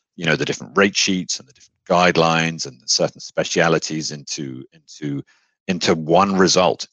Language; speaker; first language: English; native; English